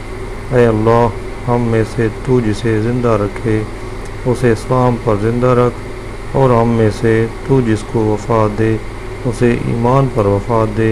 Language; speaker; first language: Urdu; native; Urdu